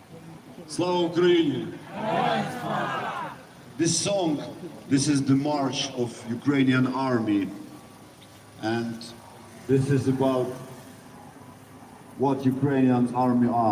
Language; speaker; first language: English; non-native, learner; Ukrainian